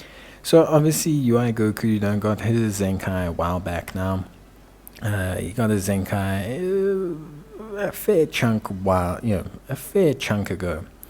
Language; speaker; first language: English; native; English